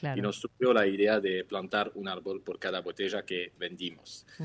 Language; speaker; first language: Spanish; non-native, fluent; French